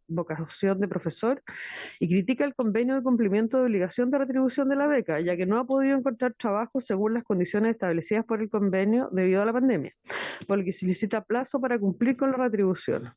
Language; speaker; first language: Spanish; native; Spanish